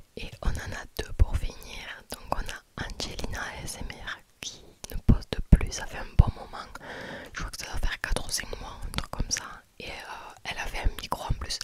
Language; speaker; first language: French; native; French